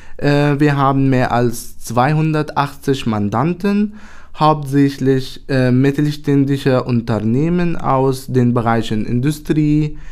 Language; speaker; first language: German; non-native, fluent; Arabic